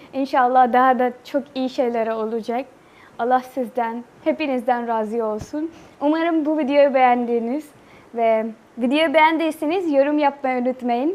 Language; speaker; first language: Turkish; non-native, learner; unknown